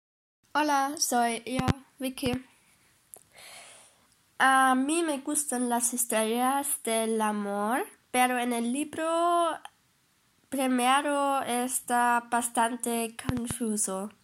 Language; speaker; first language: Spanish; non-native, learner; German